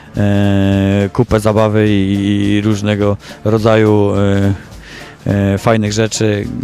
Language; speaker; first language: Polish; native; Polish